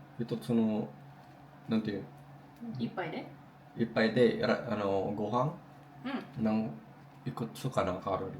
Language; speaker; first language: Japanese; non-native, learner; Filipino